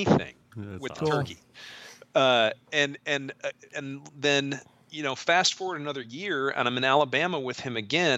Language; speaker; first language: English; native; English